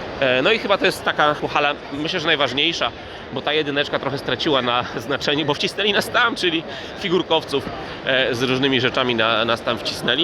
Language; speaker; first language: Polish; native; Polish